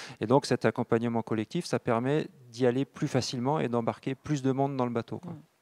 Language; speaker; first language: French; native; French